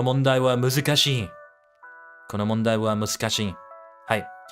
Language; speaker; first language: Japanese; non-native, learner; English